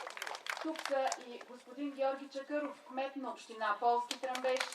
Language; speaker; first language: Bulgarian; native; Bulgarian